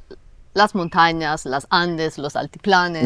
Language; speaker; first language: Spanish; non-native, fluent; Italian